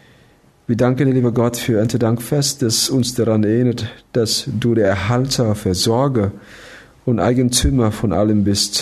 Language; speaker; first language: German; non-native, fluent; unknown